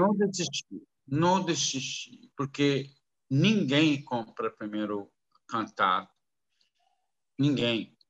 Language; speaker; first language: Portuguese; non-native, learner; Arabic